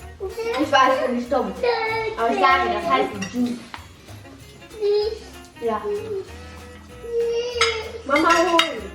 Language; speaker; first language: German; early bilingual, other home language; Filipino